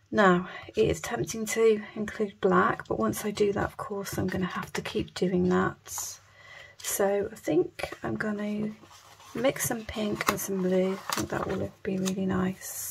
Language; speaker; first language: English; native; English